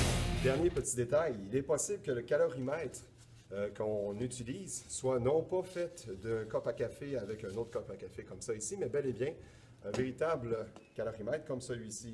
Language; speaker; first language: French; native; French